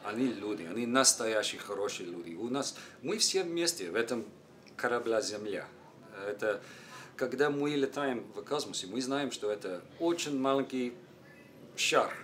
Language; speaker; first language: Russian; non-native, learner; English